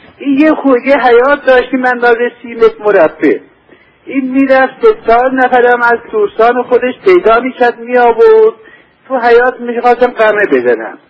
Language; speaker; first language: Persian; non-native, local second language; Azerbaijani